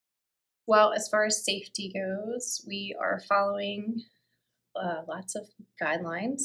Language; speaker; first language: English; native; English